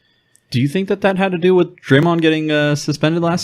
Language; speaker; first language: English; native; English